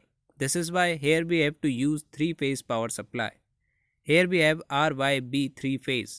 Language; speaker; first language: English; non-native, local second language; Hindi